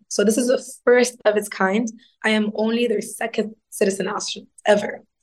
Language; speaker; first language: English; non-native, fluent; Arabic